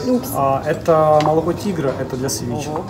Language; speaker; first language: Russian; native; Russian